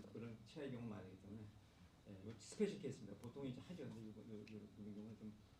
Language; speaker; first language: Korean; native; Korean